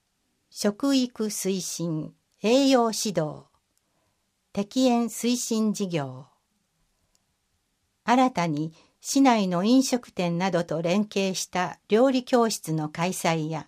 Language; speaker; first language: Japanese; native; Japanese